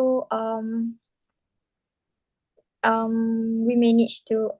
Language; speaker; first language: English; non-native, local second language; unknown